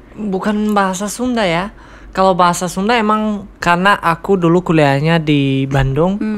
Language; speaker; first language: Indonesian; non-native, fluent; Tajik